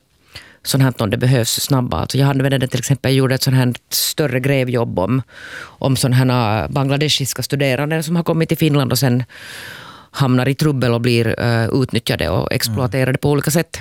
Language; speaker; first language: Swedish; native; Swedish